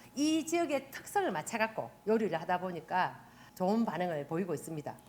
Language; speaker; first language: Korean; native; Korean